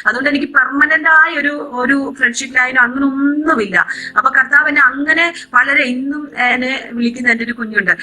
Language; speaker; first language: Malayalam; native; Malayalam